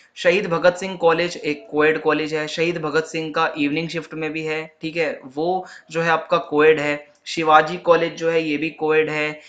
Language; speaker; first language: Hindi; native; Hindi